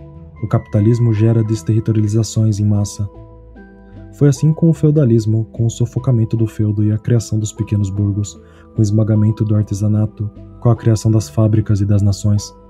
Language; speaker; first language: Portuguese; native; Portuguese